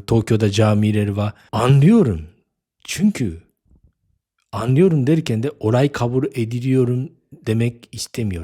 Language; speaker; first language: Turkish; non-native, fluent; Japanese